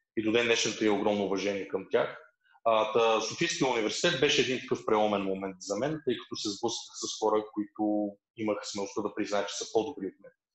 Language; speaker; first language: Bulgarian; early bilingual, other home language; Russian